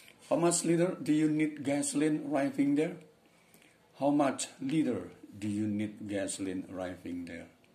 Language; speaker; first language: English; non-native, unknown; Indonesian